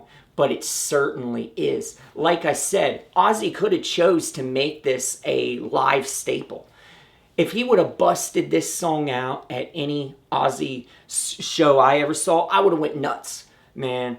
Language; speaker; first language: English; native; English